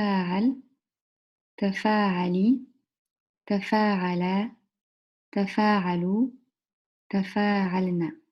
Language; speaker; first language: Arabic; non-native, learner; English